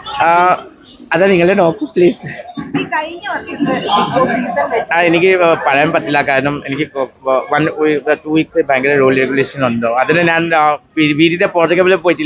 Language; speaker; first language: Malayalam; non-native, fluent; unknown